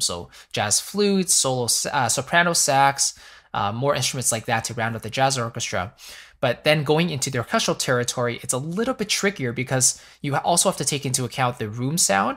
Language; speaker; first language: English; native; English